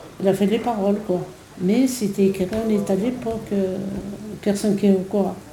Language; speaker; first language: French; non-native, local second language; Kabyle